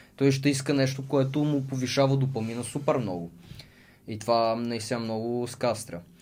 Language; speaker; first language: Bulgarian; early bilingual, other home language; Russian